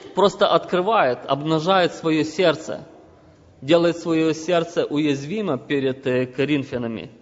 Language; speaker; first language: Russian; non-native, local second language; Ukrainian